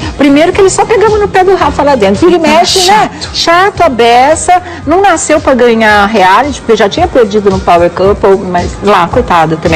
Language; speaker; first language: Portuguese; native; Portuguese